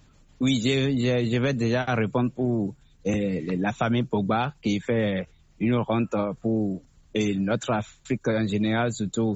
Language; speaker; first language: French; non-native, local second language; Fon